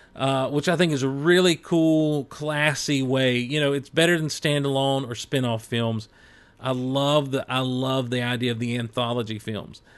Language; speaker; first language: English; native; English